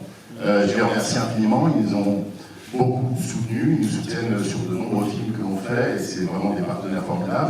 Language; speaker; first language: French; native; French